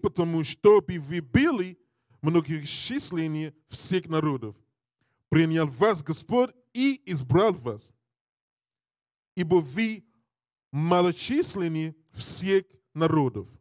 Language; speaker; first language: Russian; non-native, learner; English